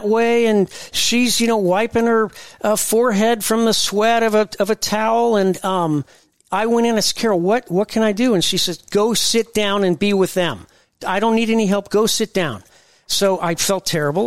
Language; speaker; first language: English; native; English